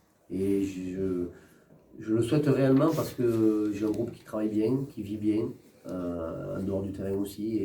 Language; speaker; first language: French; native; French